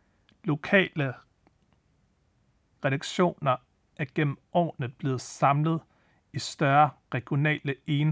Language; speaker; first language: Danish; native; Danish